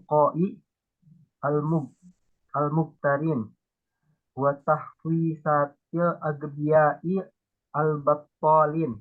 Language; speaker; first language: Arabic; non-native, learner; Indonesian